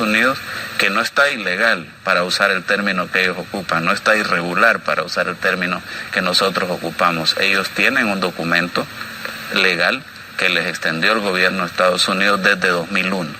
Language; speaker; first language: Spanish; native; Spanish